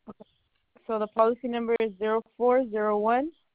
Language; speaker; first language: English; early bilingual, other home language; Spanish